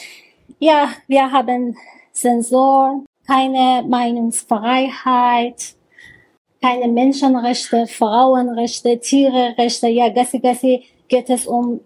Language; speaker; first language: German; non-native, learner; Persian